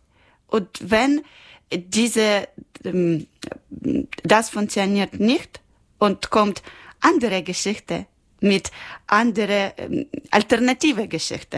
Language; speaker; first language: German; non-native, learner; Ukrainian